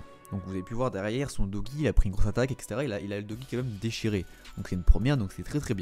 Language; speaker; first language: French; native; French